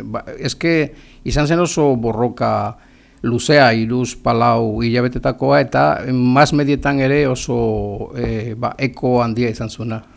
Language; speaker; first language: Basque; non-native, local second language; Spanish